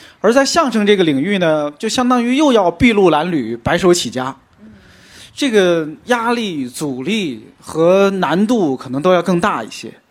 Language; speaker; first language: Chinese; native; Chinese